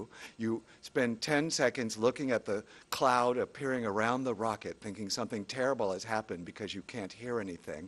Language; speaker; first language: English; native; English